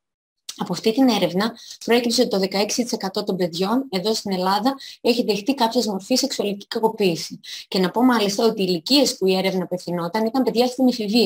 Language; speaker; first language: Greek; native; Greek